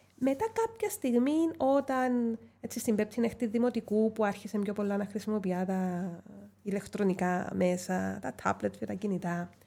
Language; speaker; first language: Greek; native; Greek